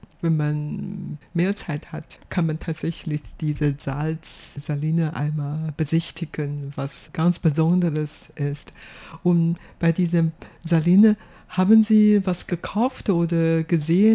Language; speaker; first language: German; non-native, fluent; Chinese